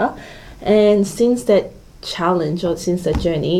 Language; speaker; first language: English; non-native, local second language; Cantonese